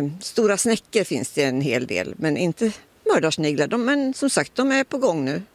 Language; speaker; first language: Swedish; native; Swedish